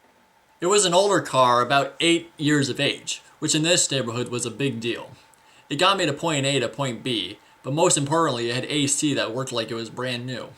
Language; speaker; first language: English; native; English